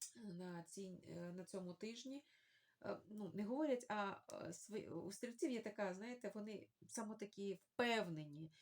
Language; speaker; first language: Ukrainian; non-native, local second language; Russian